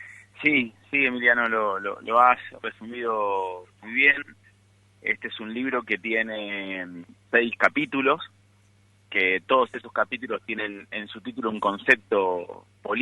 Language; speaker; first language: Spanish; native; Spanish